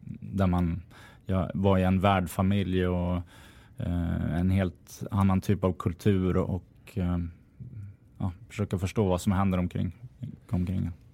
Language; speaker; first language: Swedish; native; Swedish